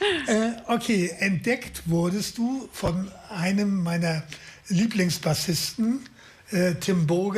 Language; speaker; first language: German; native; German